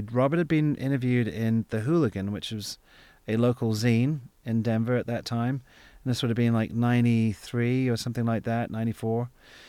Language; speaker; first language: English; native; English